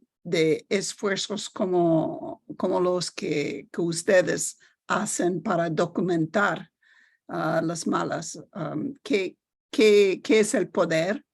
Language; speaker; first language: Spanish; non-native, learner; English